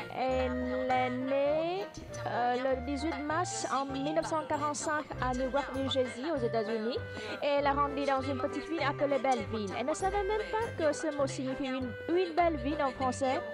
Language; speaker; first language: French; non-native, fluent; Vietnamese